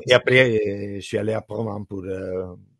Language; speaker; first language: French; non-native, learner; Italian